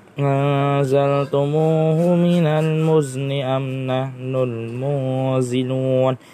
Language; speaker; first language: Arabic; non-native, learner; Indonesian